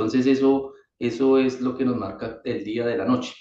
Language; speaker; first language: Spanish; native; Spanish